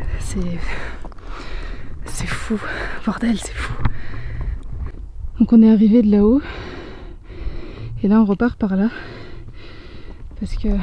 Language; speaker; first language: French; native; French